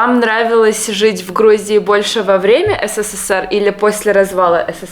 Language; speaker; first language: Russian; native; Russian